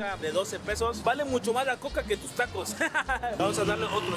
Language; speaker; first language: Spanish; native; Spanish